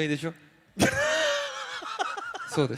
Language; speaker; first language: Japanese; non-native, fluent; Korean